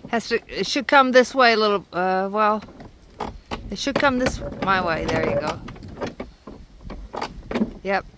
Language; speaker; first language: English; native; English